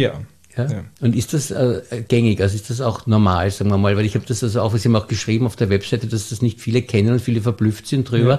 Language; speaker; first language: German; native; German